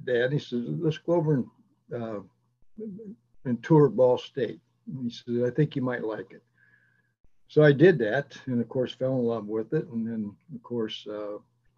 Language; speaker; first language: English; native; English